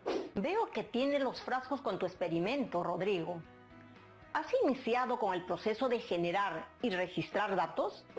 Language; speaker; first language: Spanish; native; Spanish